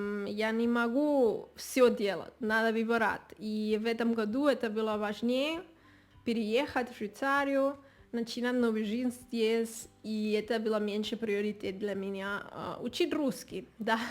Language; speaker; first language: Russian; non-native, learner; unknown